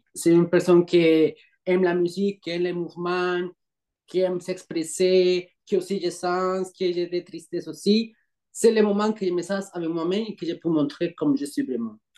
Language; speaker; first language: French; non-native, learner; Spanish